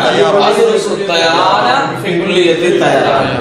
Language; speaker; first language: Arabic; non-native, fluent; Tamil